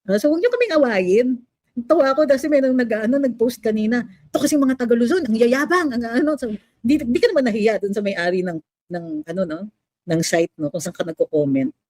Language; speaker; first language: Filipino; native; Filipino